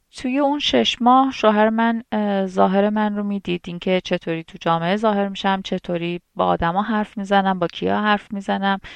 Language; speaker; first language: Persian; native; Persian